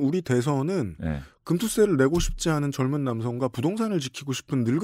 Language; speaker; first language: Korean; native; Korean